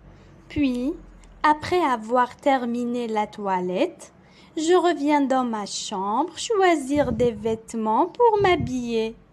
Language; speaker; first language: French; non-native, local second language; Arabic